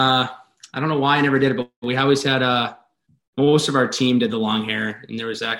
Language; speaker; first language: English; native; English